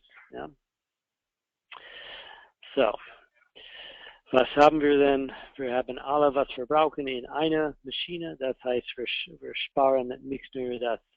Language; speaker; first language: German; non-native, fluent; English